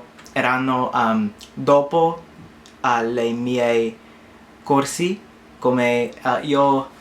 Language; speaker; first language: Italian; non-native, learner; English